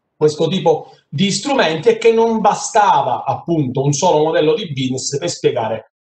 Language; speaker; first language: Italian; native; Italian